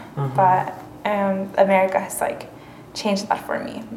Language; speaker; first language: English; early bilingual, other home language; Spanish